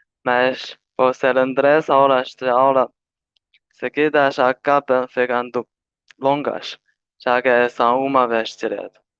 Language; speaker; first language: Portuguese; non-native, learner; Chinese